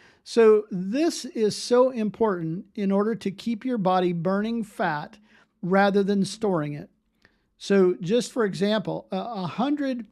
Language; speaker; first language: English; native; English